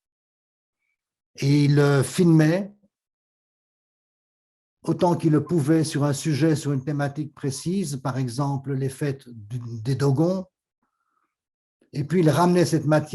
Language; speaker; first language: French; native; French